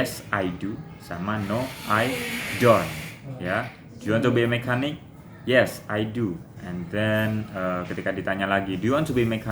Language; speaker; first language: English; non-native, fluent; Indonesian